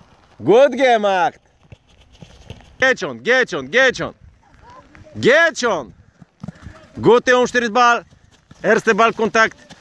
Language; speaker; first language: German; non-native, learner; Bulgarian